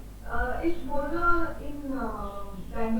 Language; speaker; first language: German; non-native, learner; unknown